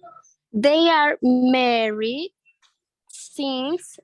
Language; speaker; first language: English; non-native, learner; Spanish